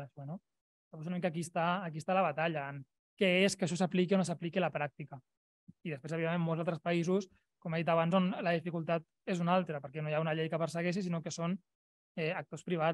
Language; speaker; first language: Catalan; native; Catalan